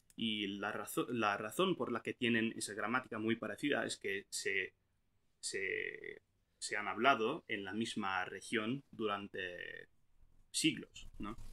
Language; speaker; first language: Spanish; non-native, fluent; English